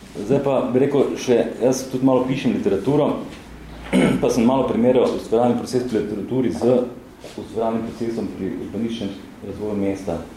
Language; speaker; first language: Slovenian; native; Slovenian